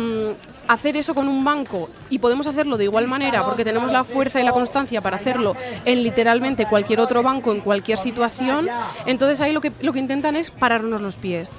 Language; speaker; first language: Spanish; native; Spanish